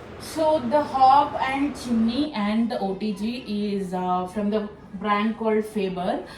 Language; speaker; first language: English; non-native, local second language; Telugu